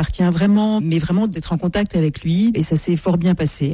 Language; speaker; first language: French; native; French